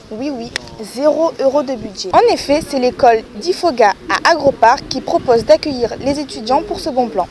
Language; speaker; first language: French; native; French